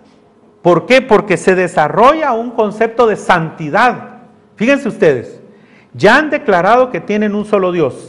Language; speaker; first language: Spanish; native; Spanish